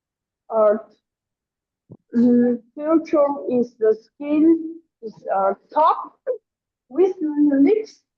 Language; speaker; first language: English; non-native, learner; Vietnamese